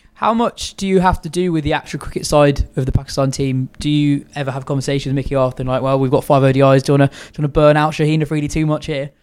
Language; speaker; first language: English; native; English